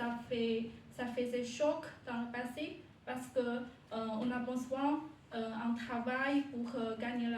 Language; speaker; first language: French; non-native, learner; Chinese